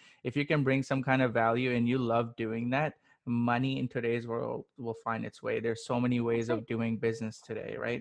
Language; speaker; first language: English; non-native, local second language; Urdu